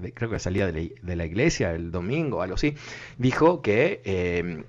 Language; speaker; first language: Spanish; early bilingual, heritage; Spanish